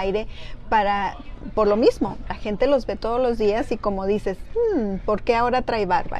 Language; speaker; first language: Spanish; native; Spanish